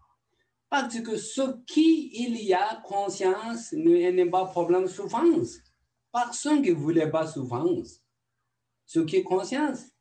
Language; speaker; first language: French; non-native, learner; Tibetan